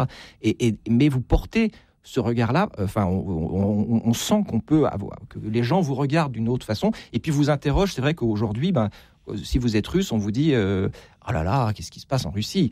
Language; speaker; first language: French; native; French